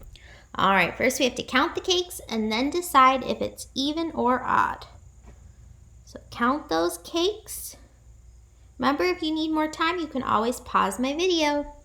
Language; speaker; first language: English; native; English